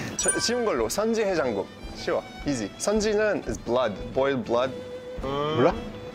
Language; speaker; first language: Korean; non-native, fluent; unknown